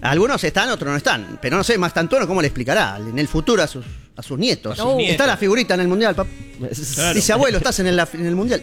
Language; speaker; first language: Spanish; native; Spanish